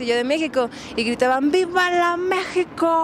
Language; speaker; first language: Spanish; native; Spanish